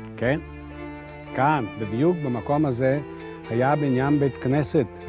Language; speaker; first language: Hebrew; non-native, fluent; Yiddish